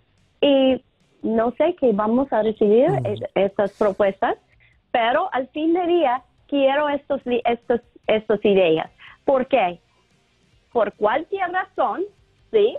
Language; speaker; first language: Spanish; non-native, fluent; English